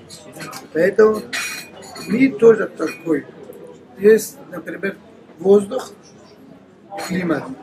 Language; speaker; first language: Russian; non-native, learner; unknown